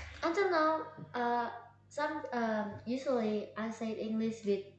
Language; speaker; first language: English; non-native, learner; Indonesian